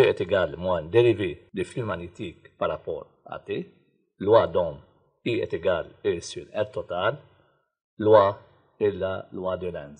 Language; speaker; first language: French; non-native, local second language; Arabic